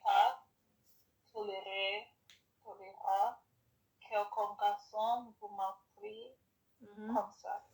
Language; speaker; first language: French; non-native, learner; English